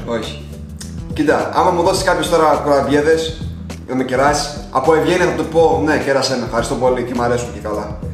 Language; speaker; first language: Greek; early bilingual, other home language; Russian